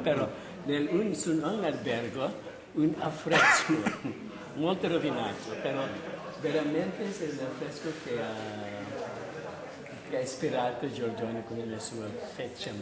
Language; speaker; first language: Italian; non-native, learner; English